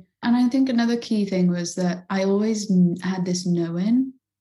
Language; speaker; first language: English; native; English